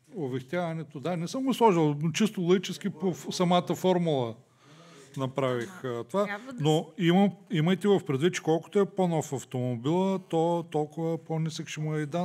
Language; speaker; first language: Bulgarian; native; Bulgarian